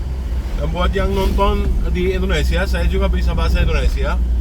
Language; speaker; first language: Indonesian; non-native, fluent; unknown